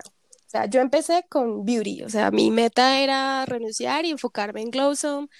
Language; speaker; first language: Spanish; native; Spanish